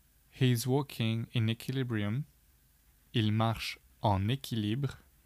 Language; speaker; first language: French; native; French